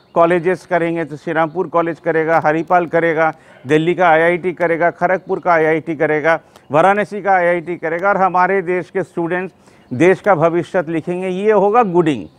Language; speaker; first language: Hindi; non-native, local second language; Bangla